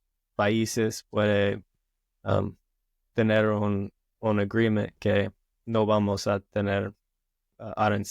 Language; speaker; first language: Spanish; non-native, learner; English